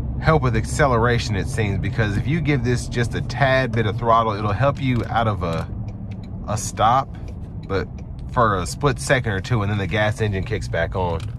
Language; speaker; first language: English; native; English